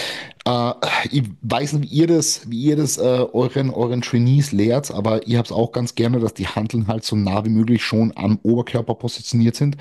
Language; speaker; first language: German; native; German